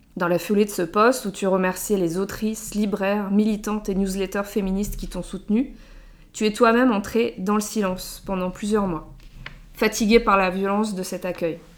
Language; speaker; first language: French; native; French